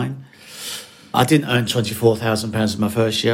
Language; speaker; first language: English; native; English